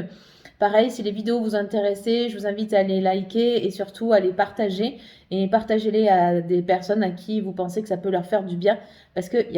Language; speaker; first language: French; native; French